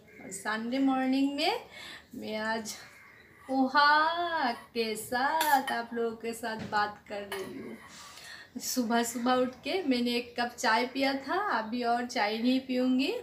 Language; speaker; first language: Hindi; non-native, local second language; Bangla